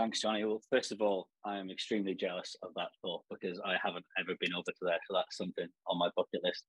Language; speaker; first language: English; native; English